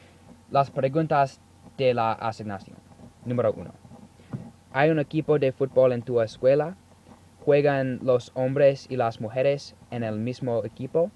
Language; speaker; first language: Spanish; non-native, learner; English